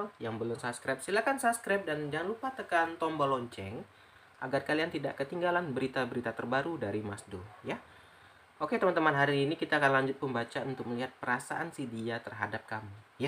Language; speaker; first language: Indonesian; native; Indonesian